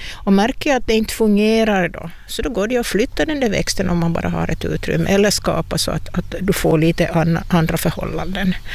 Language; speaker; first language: Swedish; native; Swedish